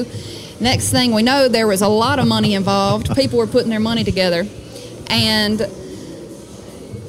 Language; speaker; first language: English; native; English